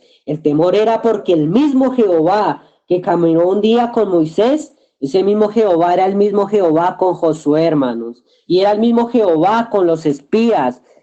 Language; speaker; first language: Spanish; native; Spanish